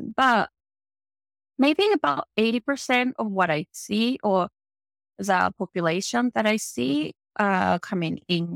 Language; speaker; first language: English; non-native, fluent; Japanese